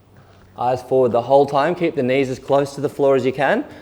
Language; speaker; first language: English; native; English